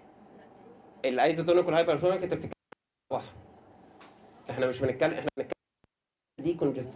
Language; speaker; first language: Arabic; native; Arabic